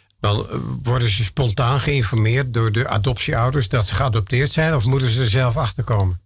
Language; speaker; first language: Dutch; native; Dutch